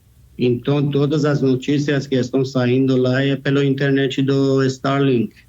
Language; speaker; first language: Portuguese; non-native, fluent; Persian